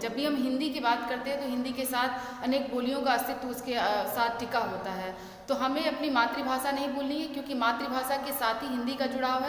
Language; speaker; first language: Hindi; native; Hindi